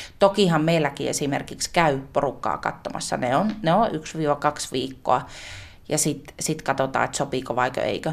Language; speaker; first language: Finnish; native; Finnish